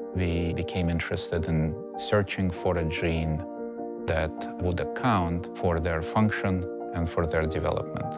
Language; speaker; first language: English; non-native, fluent; Russian